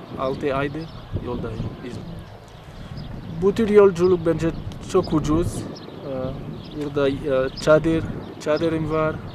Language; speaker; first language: Turkish; non-native, learner; French